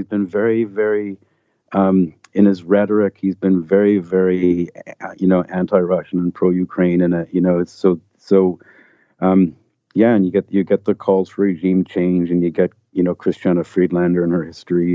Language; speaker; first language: English; native; English